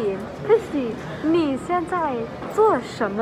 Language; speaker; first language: Chinese; non-native, learner; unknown